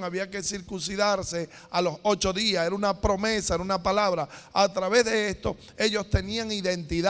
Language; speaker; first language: Spanish; native; Spanish